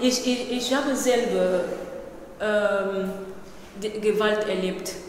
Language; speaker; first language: German; non-native, learner; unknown